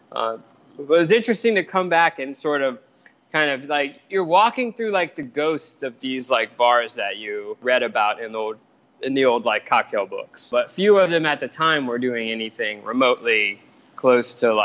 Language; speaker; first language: English; native; English